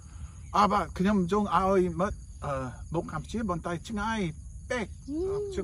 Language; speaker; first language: Khmer; non-native, learner; English